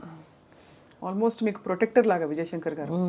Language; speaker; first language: Telugu; native; Telugu